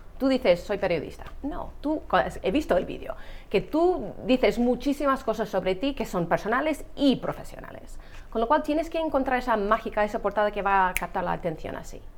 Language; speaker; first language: Spanish; non-native, fluent; English